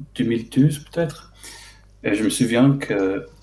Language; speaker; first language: French; non-native, fluent; English